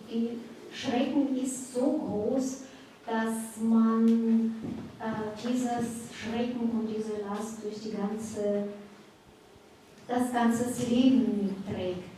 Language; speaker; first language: German; non-native, fluent; Russian